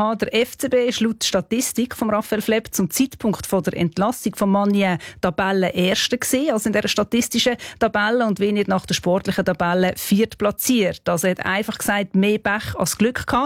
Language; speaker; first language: German; native; German